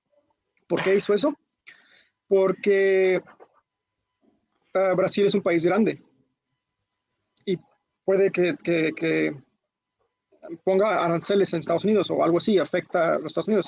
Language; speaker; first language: Spanish; early bilingual, heritage; Spanish